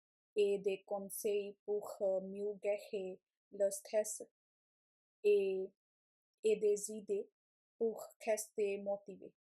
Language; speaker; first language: French; non-native, learner; Punjabi